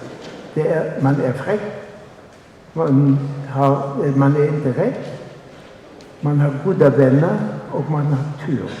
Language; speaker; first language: Swedish; non-native, fluent; German